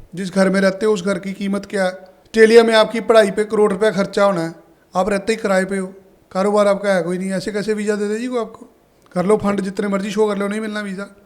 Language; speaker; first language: Hindi; non-native, local second language; Punjabi